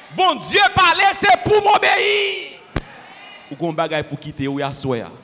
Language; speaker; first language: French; non-native, local second language; Haitian Creole